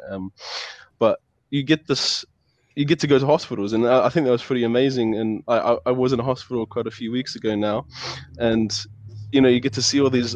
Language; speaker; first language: English; native; English